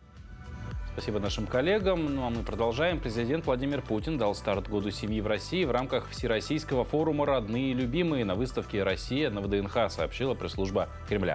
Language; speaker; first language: Russian; native; Russian